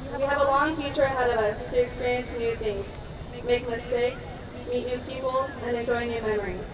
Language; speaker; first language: English; early bilingual, other home language; Spanish